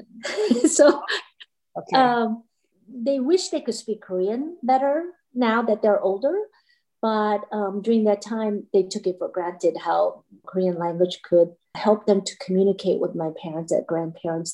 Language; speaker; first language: English; non-native, fluent; Korean